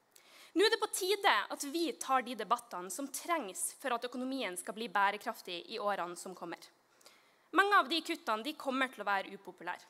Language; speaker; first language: Norwegian; native; Norwegian